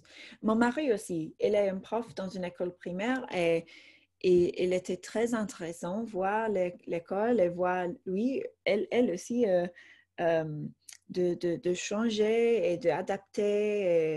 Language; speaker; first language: French; non-native, fluent; English